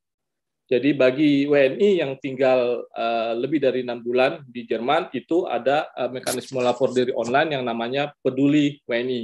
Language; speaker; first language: Indonesian; native; Indonesian